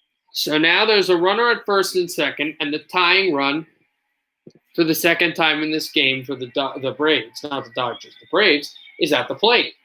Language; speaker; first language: English; native; English